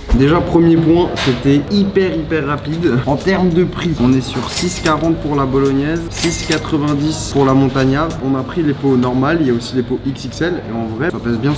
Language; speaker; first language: French; native; French